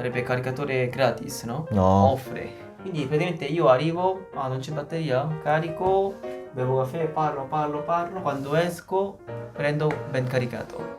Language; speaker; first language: Italian; non-native, learner; Korean